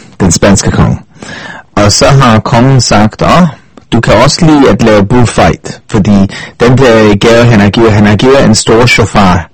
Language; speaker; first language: Danish; non-native, fluent; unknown